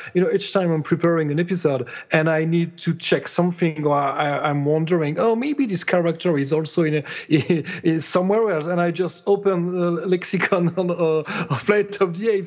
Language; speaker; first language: English; non-native, fluent; French